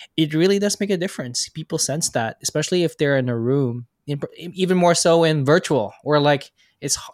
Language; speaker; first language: English; non-native, local second language; Filipino